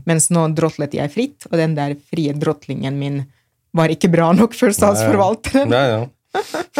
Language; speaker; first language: Norwegian; non-native, fluent; Finnish